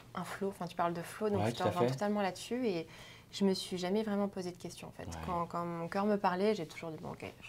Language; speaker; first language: French; native; French